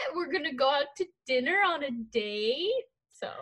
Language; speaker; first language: English; early bilingual, other home language; Korean